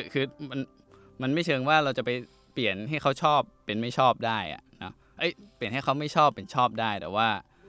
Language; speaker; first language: Thai; native; Thai